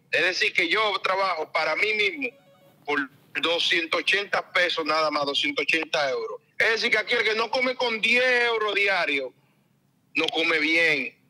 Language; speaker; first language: Spanish; native; Spanish